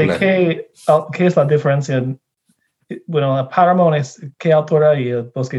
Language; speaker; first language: Spanish; non-native, fluent; English